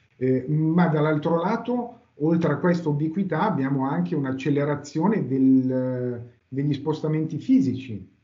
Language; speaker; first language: Italian; native; Italian